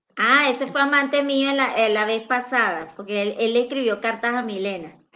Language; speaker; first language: Spanish; native; Spanish